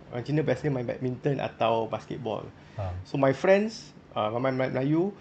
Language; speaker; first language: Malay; non-native, local second language; English